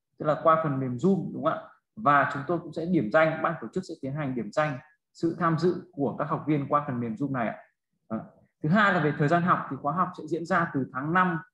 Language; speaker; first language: Vietnamese; native; Vietnamese